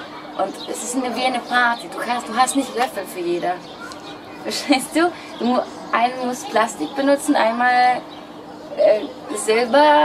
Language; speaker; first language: German; non-native, fluent; Greek